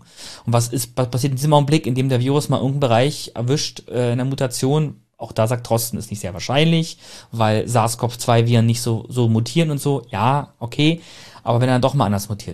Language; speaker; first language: German; native; German